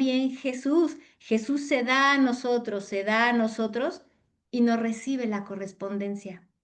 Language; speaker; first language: Spanish; native; Spanish